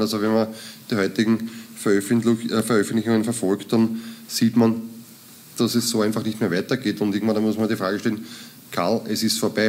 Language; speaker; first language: German; native; German